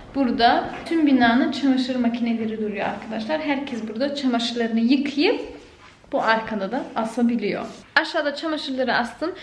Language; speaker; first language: Turkish; early bilingual, heritage; Turkish